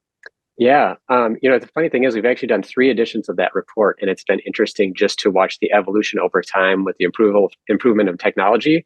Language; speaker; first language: English; native; English